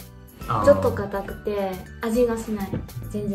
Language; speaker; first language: Japanese; non-native, learner; Vietnamese